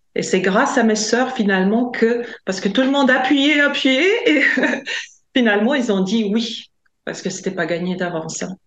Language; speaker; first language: French; non-native, fluent; Latvian